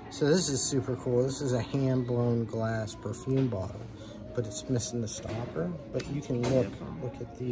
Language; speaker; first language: English; native; English